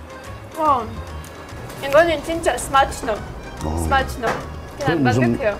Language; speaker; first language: Korean; non-native, fluent; Ukrainian